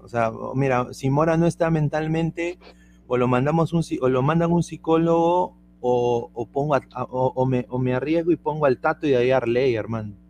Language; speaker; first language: Spanish; native; Spanish